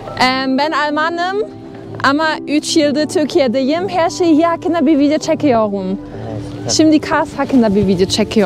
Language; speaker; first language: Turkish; non-native, learner; German